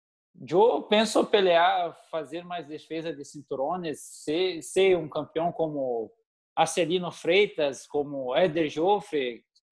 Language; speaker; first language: Spanish; non-native, learner; Portuguese